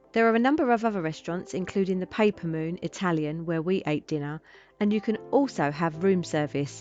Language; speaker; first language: English; native; English